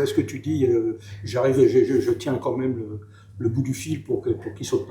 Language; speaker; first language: French; native; French